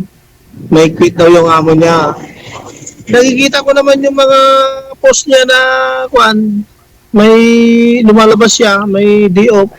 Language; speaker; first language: Filipino; non-native, local second language; Iloko